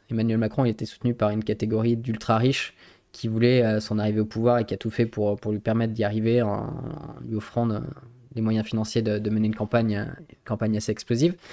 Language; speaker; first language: French; native; French